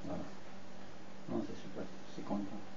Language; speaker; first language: French; non-native, learner; Polish